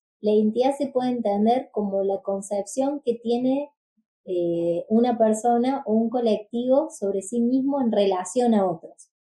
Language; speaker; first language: Spanish; native; Spanish